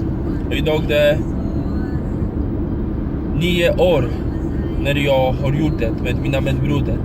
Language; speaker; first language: Swedish; non-native, learner; Polish